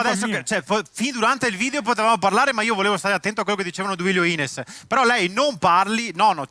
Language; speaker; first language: Italian; native; Italian